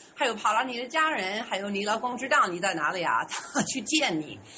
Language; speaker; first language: Chinese; non-native, fluent; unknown